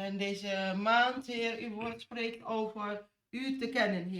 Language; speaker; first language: Dutch; non-native, fluent; Indonesian